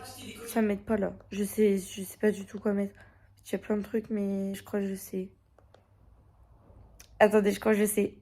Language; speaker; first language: French; native; French